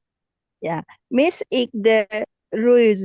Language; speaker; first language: Dutch; non-native, learner; Indonesian